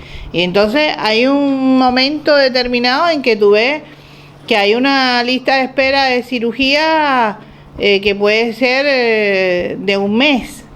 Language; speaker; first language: Spanish; native; Spanish